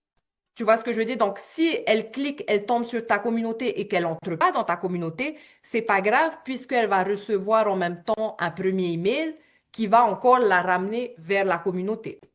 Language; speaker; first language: French; native; French